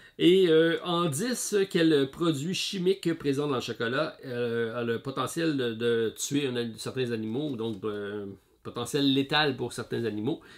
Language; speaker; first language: French; native; French